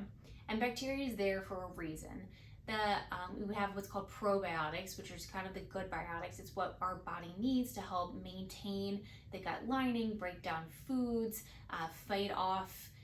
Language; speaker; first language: English; native; English